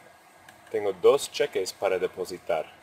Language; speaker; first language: Spanish; non-native, fluent; English